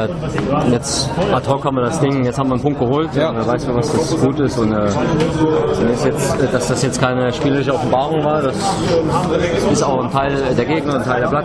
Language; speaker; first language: German; native; German